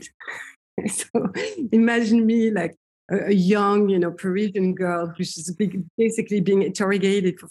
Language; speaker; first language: English; non-native, fluent; French